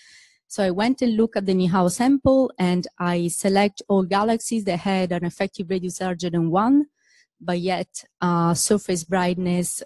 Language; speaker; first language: English; non-native, fluent; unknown